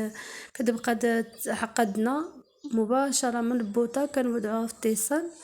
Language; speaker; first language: Arabic; native; Arabic